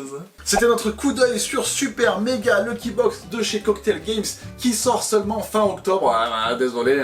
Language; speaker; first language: French; native; French